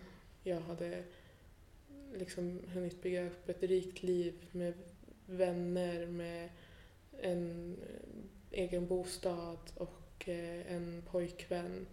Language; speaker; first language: Swedish; early bilingual, other home language; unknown